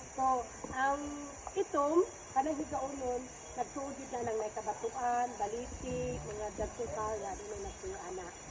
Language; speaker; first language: Cebuano; non-native, local second language; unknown